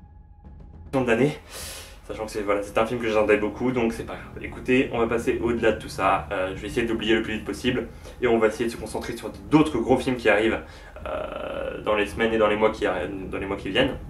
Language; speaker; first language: French; native; French